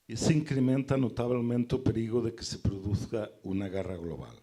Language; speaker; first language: Portuguese; non-native, fluent; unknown